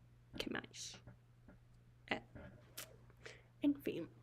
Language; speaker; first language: Portuguese; non-native, learner; English